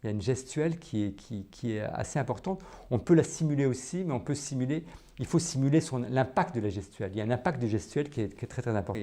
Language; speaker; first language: French; native; French